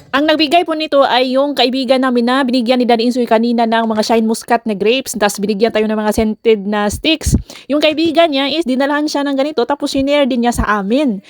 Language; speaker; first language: Filipino; non-native, local second language; Cebuano